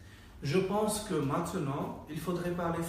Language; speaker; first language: French; non-native, fluent; Bangla